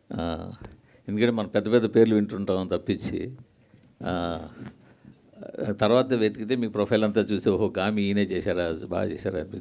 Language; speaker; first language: Telugu; native; Telugu